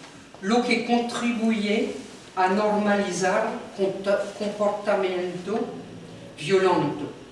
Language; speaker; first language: Spanish; non-native, fluent; French